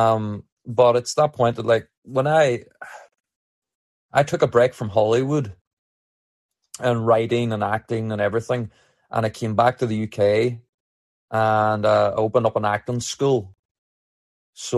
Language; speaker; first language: English; native; English